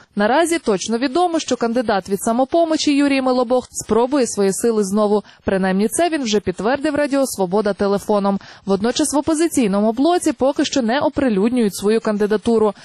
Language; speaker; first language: Ukrainian; native; Ukrainian